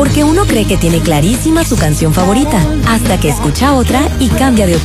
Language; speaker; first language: Spanish; native; Spanish